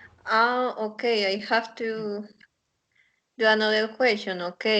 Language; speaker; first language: English; non-native, learner; Spanish